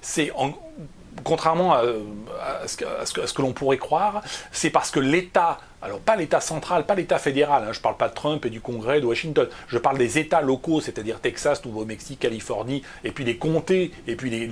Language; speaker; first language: French; native; French